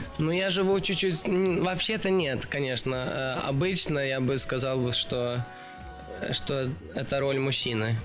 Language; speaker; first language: Russian; early bilingual, other home language; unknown